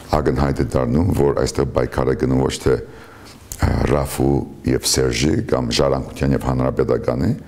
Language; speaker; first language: Armenian; early bilingual, heritage; Armenian